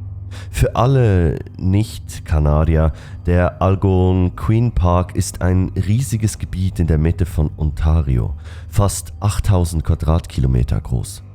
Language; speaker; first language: German; native; German